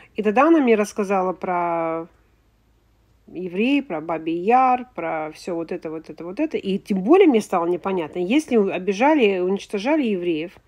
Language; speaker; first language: Russian; native; Russian